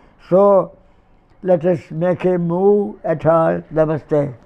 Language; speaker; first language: English; non-native, local second language; Malayalam